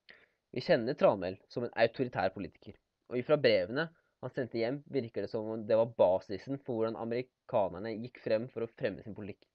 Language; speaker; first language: Norwegian; native; Norwegian